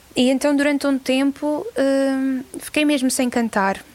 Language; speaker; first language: Portuguese; native; Portuguese